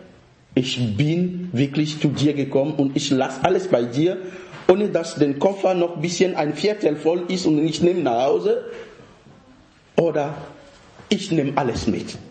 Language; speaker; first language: German; non-native, fluent; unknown